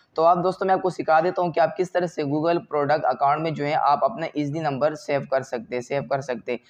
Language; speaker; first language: Urdu; non-native, local second language; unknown